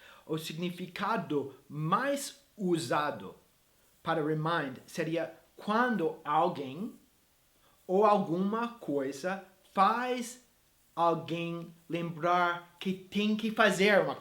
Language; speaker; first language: Portuguese; non-native, fluent; English